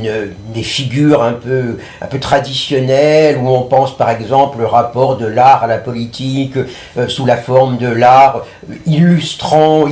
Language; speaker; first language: French; native; French